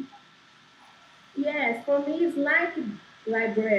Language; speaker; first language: English; non-native, learner; Portuguese